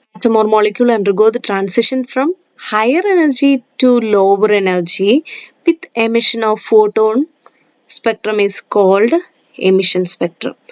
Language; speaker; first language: English; non-native, local second language; Malayalam